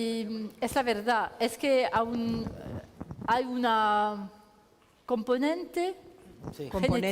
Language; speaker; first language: Spanish; non-native, learner; French